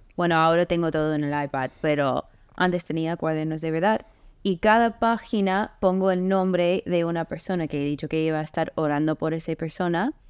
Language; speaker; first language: Spanish; non-native, fluent; English